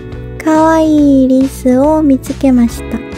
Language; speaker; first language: Japanese; non-native, learner; Korean